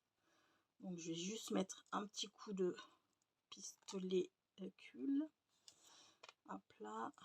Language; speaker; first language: French; native; French